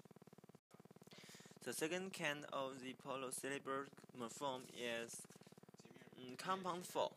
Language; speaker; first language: English; non-native, learner; Chinese